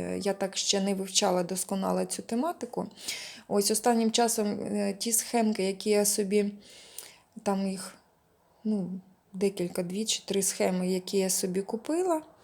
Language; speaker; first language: Ukrainian; non-native, local second language; Russian